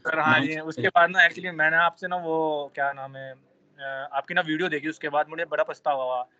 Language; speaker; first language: Hindi; native; Hindi